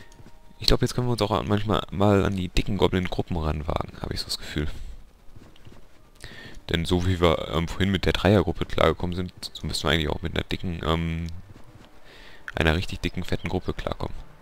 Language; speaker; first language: German; native; German